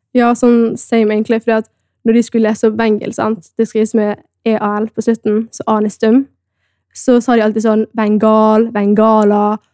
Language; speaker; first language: Norwegian; early bilingual, other home language; Amharic